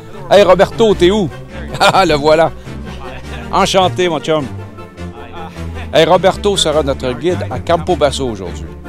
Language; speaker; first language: French; native; French